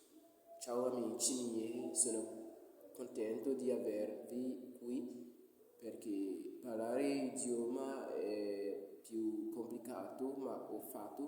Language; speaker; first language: Italian; non-native, learner; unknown